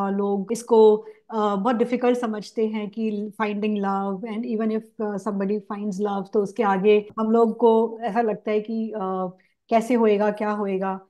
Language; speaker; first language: Hindi; native; Hindi